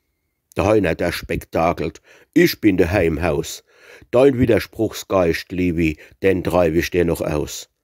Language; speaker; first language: German; native; German